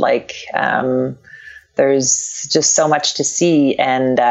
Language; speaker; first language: English; non-native, fluent; French